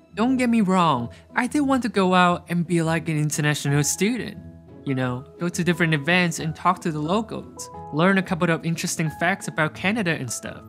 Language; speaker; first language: English; non-native, fluent; Chinese